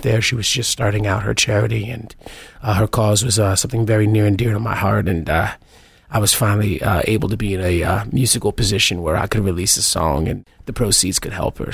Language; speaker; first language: English; native; English